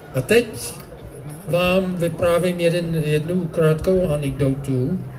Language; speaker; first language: Czech; non-native, fluent; English